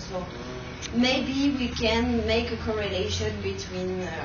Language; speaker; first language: English; non-native, learner; French